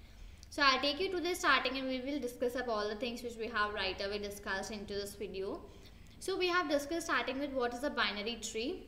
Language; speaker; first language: English; non-native, local second language; Hindi